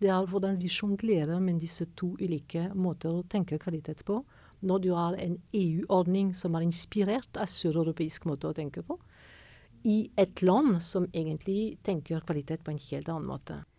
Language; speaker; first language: Norwegian; non-native, fluent; French